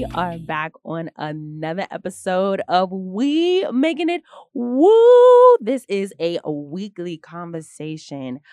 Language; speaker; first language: English; native; English